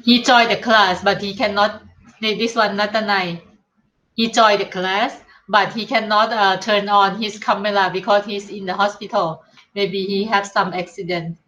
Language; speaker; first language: English; non-native, learner; Thai